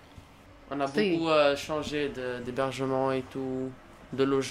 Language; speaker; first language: French; early bilingual, other home language; Albanian